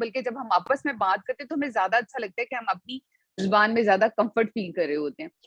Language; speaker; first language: Urdu; non-native, local second language; Punjabi